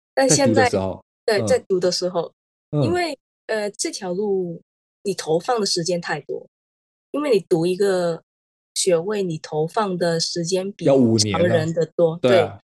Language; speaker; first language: Chinese; non-native, local second language; Cantonese